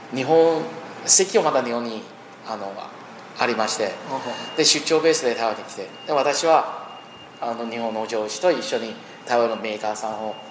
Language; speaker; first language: Japanese; non-native, fluent; Chinese